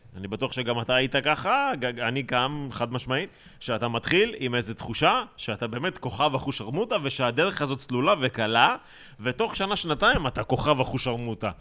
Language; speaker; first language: Hebrew; native; Hebrew